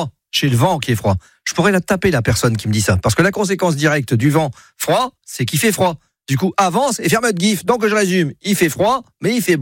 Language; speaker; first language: French; native; French